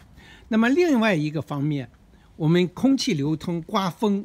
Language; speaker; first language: Chinese; native; Chinese